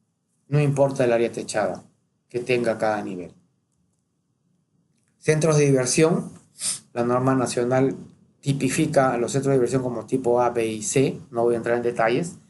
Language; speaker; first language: Spanish; native; Spanish